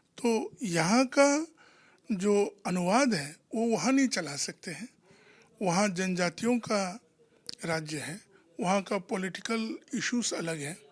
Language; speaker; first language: Hindi; non-native, local second language; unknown